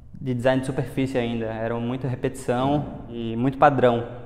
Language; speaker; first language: Portuguese; native; Portuguese